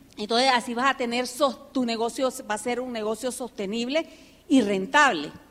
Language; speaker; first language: Spanish; early bilingual, heritage; Spanish